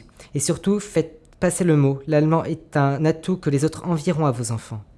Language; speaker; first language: French; native; French